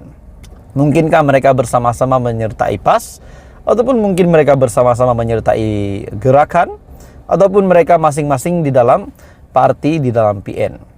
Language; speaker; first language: Malay; native; Malay